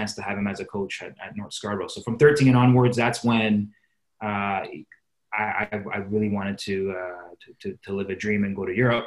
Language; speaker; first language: English; native; English